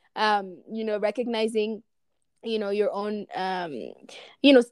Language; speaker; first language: English; non-native, fluent; Amharic